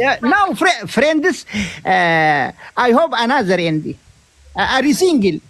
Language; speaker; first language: English; non-native, learner; Tigrinya